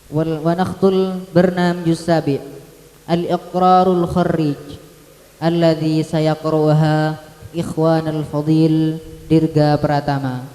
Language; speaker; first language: Arabic; non-native, learner; Indonesian